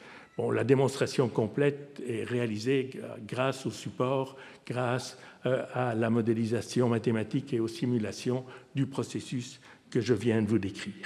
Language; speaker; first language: French; native; French